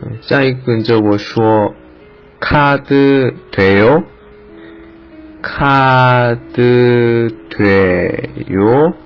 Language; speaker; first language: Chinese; non-native, learner; Korean